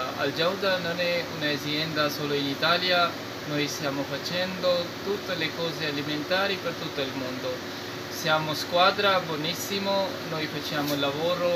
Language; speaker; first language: Italian; non-native, local second language; Urdu